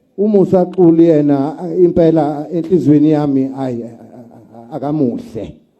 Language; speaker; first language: Zulu; native; Zulu